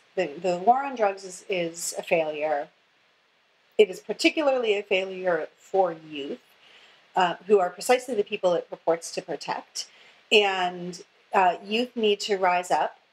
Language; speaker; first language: English; native; English